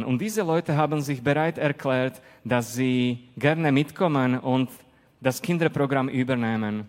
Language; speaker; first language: German; non-native, fluent; Slovak